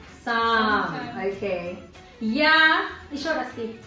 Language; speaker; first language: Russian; non-native, learner; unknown